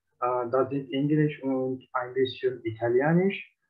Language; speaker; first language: German; non-native, learner; Turkish